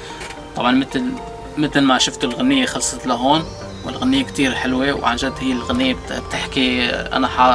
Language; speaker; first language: Arabic; native; Arabic